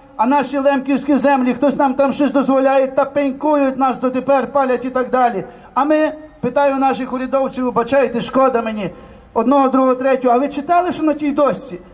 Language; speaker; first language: Ukrainian; native; Ukrainian